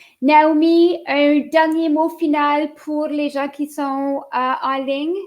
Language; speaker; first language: French; native; French